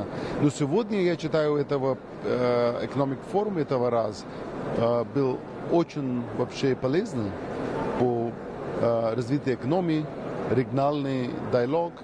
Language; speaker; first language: Russian; non-native, learner; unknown